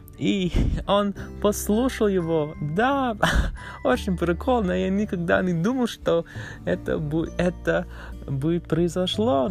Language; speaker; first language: Russian; non-native, learner; English